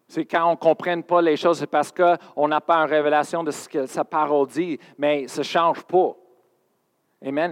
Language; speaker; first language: French; non-native, fluent; English